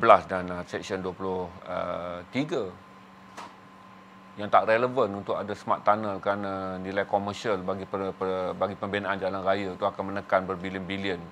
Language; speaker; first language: Malay; native; Malay